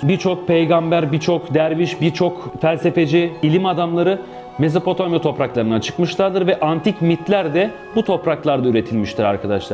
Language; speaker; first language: Turkish; native; Turkish